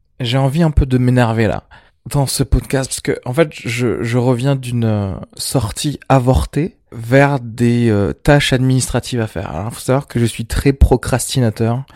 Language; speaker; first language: French; early bilingual, other home language; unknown